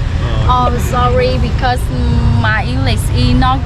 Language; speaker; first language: English; non-native, learner; Vietnamese